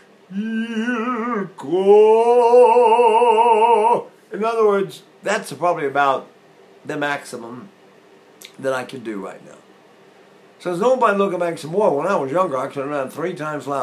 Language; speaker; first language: English; native; English